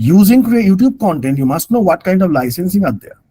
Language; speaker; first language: English; non-native, local second language; Bangla